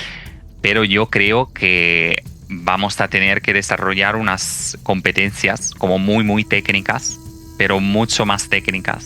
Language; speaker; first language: Spanish; non-native, fluent; Italian